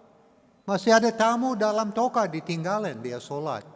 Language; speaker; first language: Indonesian; non-native, learner; English